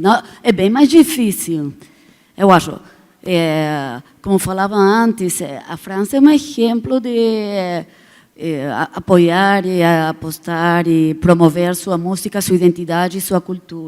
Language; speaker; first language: Portuguese; non-native, fluent; Spanish